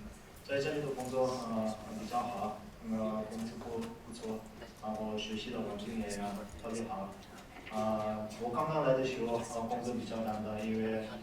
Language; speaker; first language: Chinese; non-native, learner; Nepali